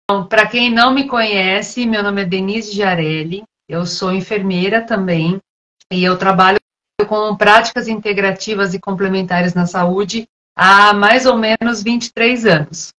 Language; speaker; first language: Portuguese; native; Portuguese